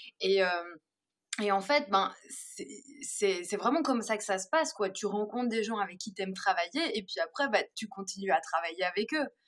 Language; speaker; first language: French; native; French